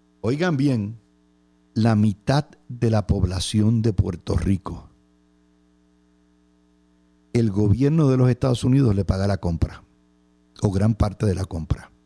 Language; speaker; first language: Spanish; native; Spanish